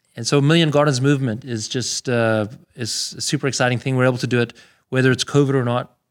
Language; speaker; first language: English; native; English